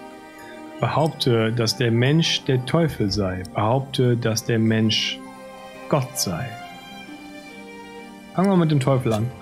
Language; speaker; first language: German; native; German